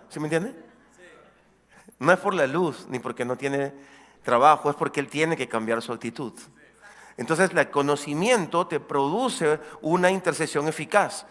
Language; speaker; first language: Spanish; native; Spanish